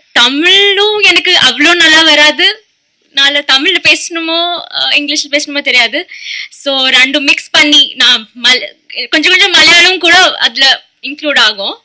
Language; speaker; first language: Tamil; non-native, learner; Malayalam